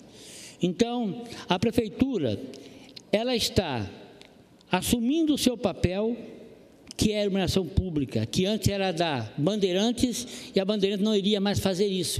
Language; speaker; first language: Portuguese; native; Portuguese